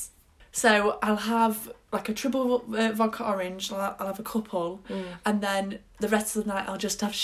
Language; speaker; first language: English; native; English